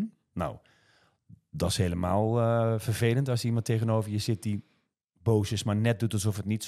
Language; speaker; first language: Dutch; native; Dutch